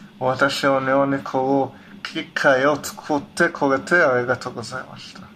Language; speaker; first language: Japanese; non-native, learner; Hebrew